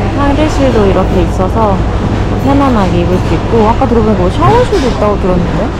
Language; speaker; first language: Korean; native; Korean